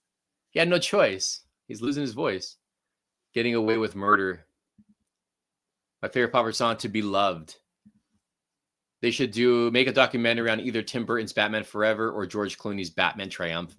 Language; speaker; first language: English; native; English